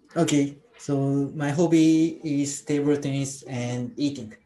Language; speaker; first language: English; non-native, learner; Japanese